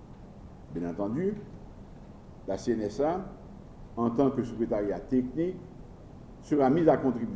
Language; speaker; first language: French; non-native, local second language; Haitian Creole